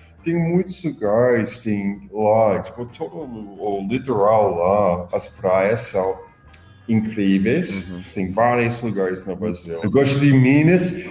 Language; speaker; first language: Portuguese; non-native, fluent; English